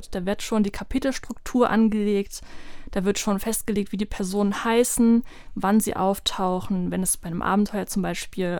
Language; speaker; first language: German; native; German